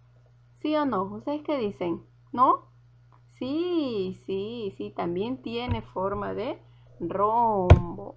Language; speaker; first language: Spanish; native; Spanish